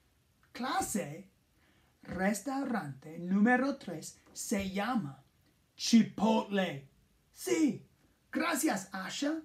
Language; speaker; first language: Spanish; non-native, fluent; English